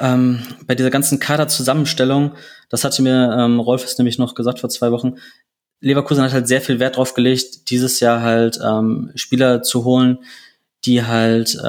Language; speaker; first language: German; native; German